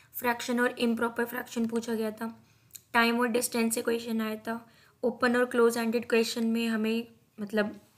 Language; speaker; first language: Hindi; native; Hindi